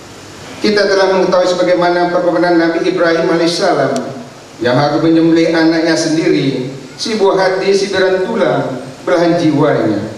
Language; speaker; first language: Indonesian; native; Indonesian